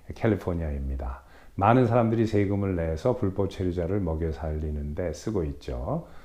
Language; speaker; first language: Korean; native; Korean